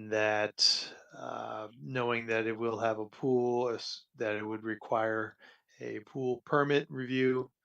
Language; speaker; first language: English; native; English